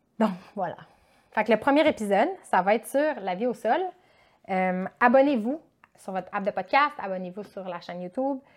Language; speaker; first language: French; native; French